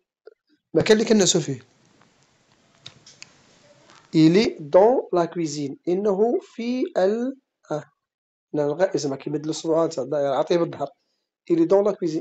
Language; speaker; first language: French; non-native, fluent; Arabic